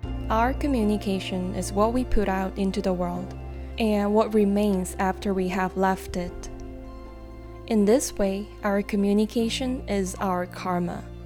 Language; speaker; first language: English; non-native, fluent; Korean